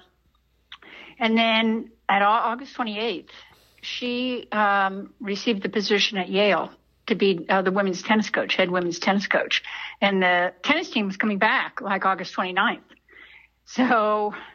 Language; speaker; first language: English; native; English